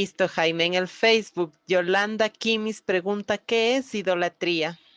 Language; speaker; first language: Spanish; native; Spanish